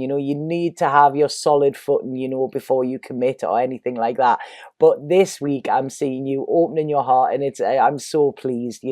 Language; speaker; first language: English; native; English